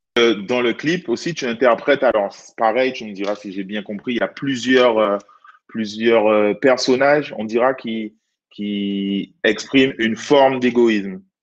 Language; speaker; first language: French; native; French